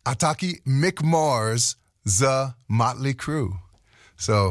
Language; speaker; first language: Czech; non-native, learner; English